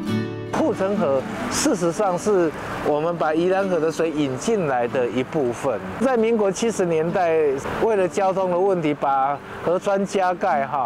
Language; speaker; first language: Chinese; native; Chinese